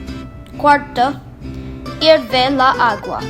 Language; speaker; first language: Spanish; non-native, learner; English